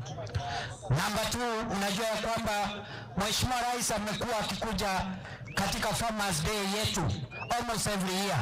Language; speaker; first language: Swahili; non-native, local second language; Meru